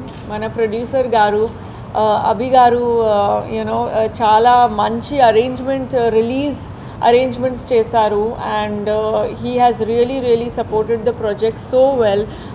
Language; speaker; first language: Telugu; non-native, fluent; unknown